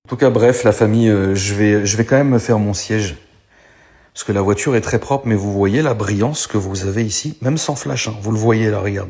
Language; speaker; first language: French; native; French